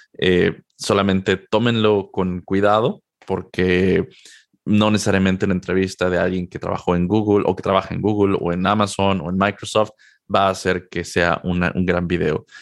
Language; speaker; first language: Spanish; native; Spanish